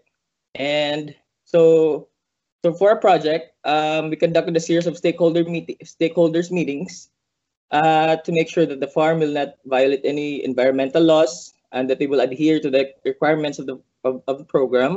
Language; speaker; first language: English; non-native, local second language; Cebuano